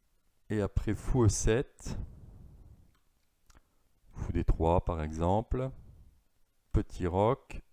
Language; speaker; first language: French; native; French